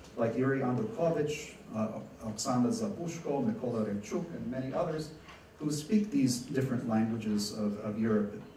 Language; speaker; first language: English; early bilingual, other home language; Ukrainian